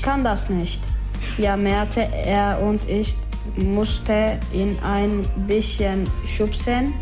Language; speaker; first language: German; non-native, learner; Turkish